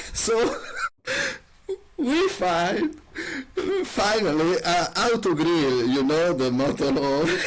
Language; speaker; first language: English; non-native, learner; Italian